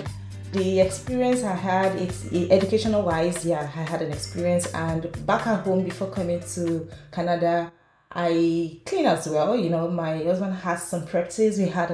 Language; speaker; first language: English; non-native, local second language; Yoruba